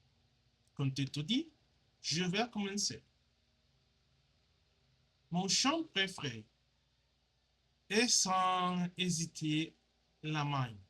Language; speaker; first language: French; non-native, learner; Spanish